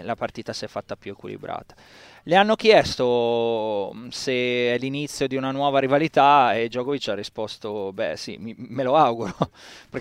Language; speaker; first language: Italian; native; Italian